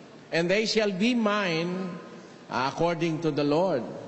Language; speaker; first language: English; non-native, local second language; Filipino